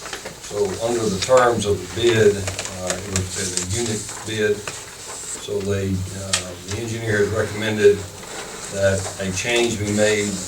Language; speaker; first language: English; native; English